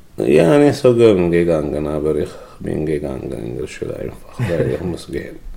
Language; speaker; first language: German; non-native, learner; Tigrinya